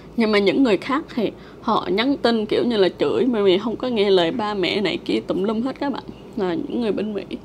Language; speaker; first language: Vietnamese; native; Vietnamese